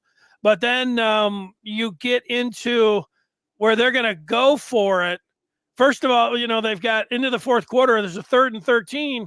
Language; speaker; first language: English; native; English